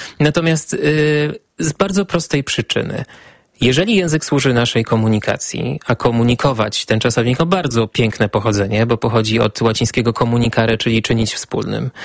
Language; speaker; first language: Polish; native; Polish